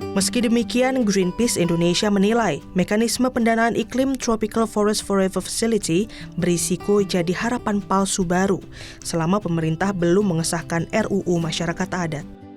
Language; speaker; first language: Indonesian; native; Indonesian